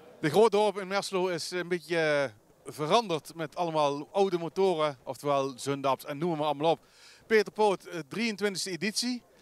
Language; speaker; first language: Dutch; native; Dutch